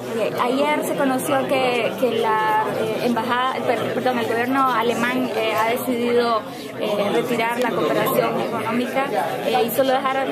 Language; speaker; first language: Spanish; native; Spanish